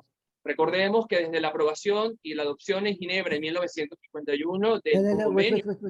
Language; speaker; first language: Spanish; native; Spanish